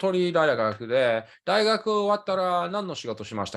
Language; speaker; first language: Japanese; early bilingual, other home language; English